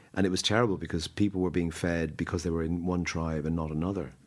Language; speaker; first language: English; native; English